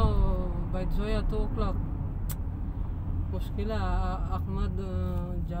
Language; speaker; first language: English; non-native, learner; Filipino